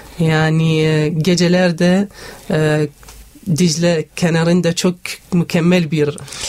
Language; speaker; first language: Turkish; non-native, learner; Arabic